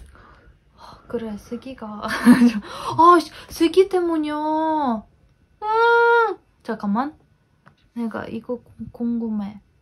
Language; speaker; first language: Korean; non-native, learner; Ukrainian